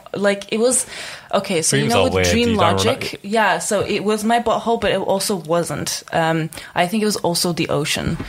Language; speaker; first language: English; non-native, fluent; Czech